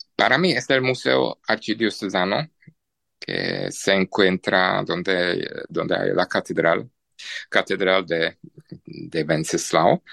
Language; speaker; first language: Spanish; non-native, fluent; Czech